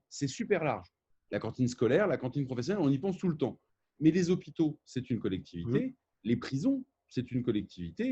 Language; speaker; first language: French; native; French